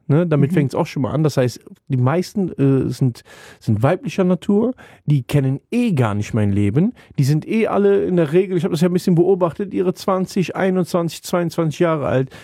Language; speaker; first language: German; native; German